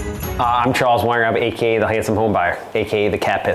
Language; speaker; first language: English; native; English